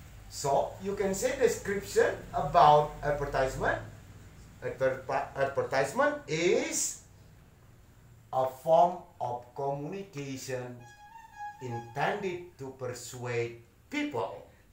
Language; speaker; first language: English; non-native, fluent; Indonesian